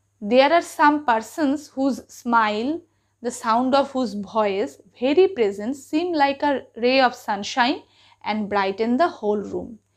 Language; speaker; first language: English; non-native, local second language; Bangla